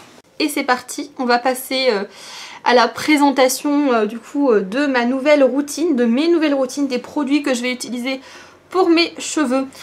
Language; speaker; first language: French; native; French